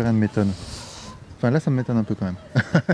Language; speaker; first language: French; native; French